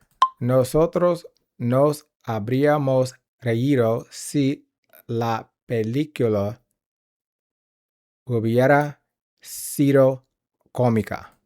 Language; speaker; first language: Spanish; non-native, learner; English